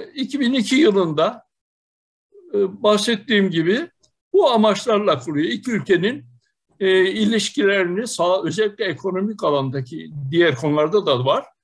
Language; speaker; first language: Turkish; native; Turkish